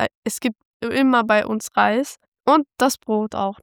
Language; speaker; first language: German; early bilingual, other home language; Pashto